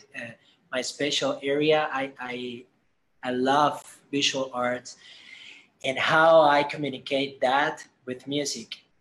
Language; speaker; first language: English; non-native, fluent; Spanish